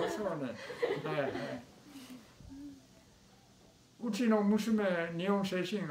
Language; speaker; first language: Japanese; non-native, local second language; Min Nan Chinese